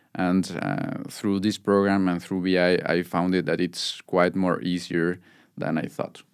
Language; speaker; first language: English; non-native, fluent; Spanish